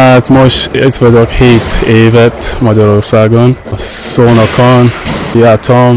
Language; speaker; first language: Hungarian; non-native, learner; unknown